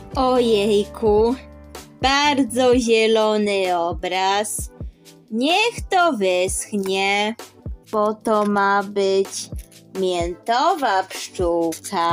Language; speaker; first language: Polish; early bilingual, heritage; Polish